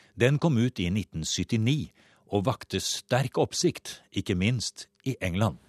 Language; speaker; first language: Norwegian; native; Norwegian